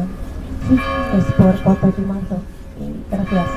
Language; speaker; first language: Spanish; non-native, learner; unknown